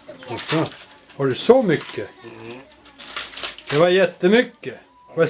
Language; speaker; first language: Swedish; early bilingual, other home language; Estonian